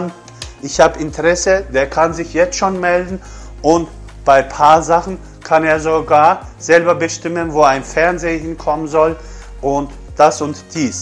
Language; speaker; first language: German; non-native, fluent; Turkish